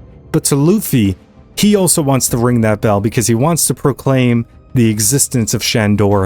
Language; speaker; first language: English; native; English